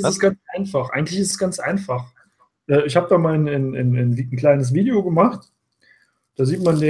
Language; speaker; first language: German; native; German